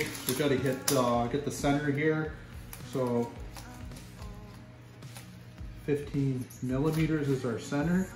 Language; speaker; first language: English; native; English